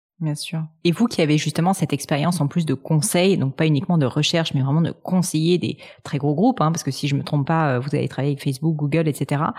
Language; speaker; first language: French; native; French